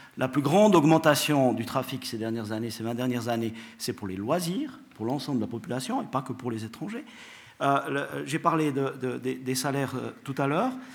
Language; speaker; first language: French; native; French